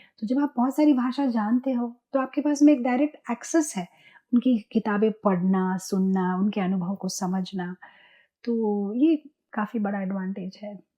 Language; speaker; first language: Hindi; non-native, local second language; Gujarati